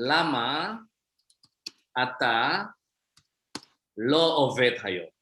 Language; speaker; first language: Hebrew; non-native, fluent; Indonesian